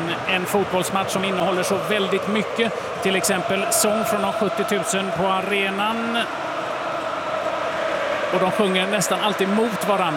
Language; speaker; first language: Swedish; native; Swedish